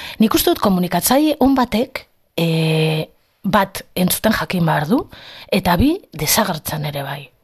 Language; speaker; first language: Basque; non-native, local second language; Spanish